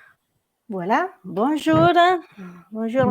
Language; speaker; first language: French; non-native, fluent; Italian